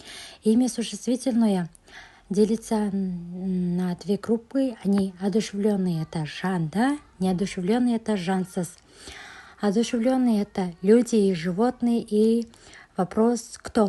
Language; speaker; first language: Russian; non-native, local second language; Kazakh